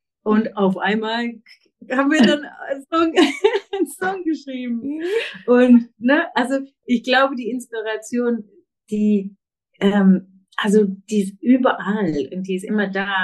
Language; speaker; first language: German; non-native, fluent; English